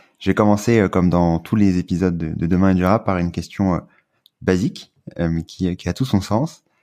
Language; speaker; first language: French; native; French